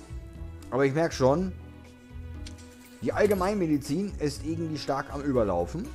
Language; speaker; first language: German; native; German